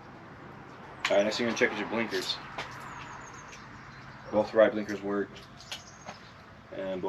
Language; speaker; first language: English; native; English